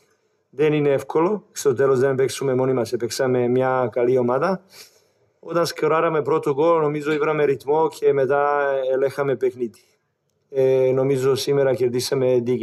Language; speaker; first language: Greek; non-native, learner; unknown